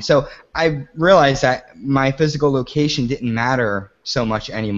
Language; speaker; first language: English; native; English